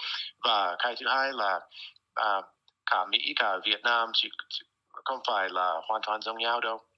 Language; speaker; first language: Vietnamese; non-native, fluent; English